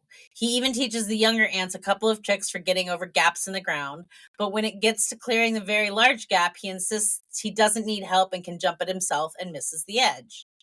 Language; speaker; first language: English; native; English